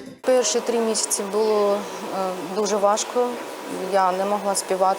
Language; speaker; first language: Ukrainian; non-native, local second language; Russian